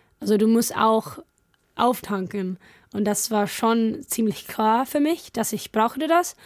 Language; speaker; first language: German; non-native, learner; English